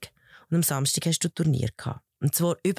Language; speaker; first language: German; early bilingual, other home language; Spanish